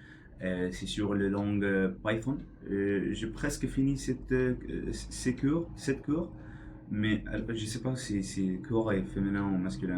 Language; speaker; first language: French; non-native, learner; English